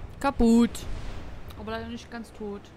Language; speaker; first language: German; native; German